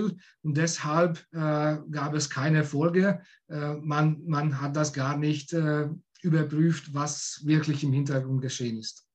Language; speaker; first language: German; non-native, fluent; Hungarian